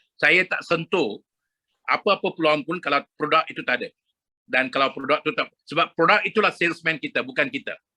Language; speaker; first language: Malay; non-native, local second language; Tamil